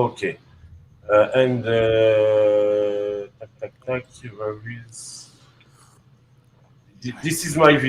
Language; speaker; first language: English; non-native, learner; French